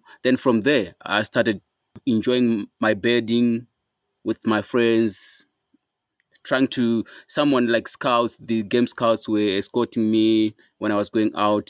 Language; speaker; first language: English; non-native, local second language; Shona